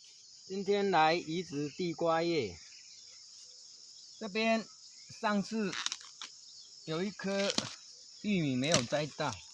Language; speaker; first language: Chinese; non-native, local second language; Min Nan Chinese